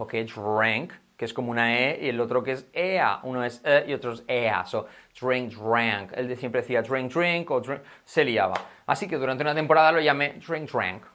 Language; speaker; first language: Spanish; native; Spanish